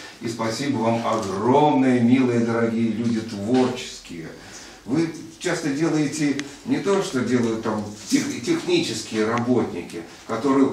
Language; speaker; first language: Russian; native; Russian